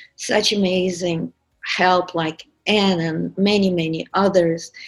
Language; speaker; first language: English; non-native, fluent; Russian